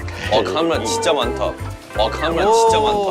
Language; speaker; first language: Korean; non-native, fluent; Japanese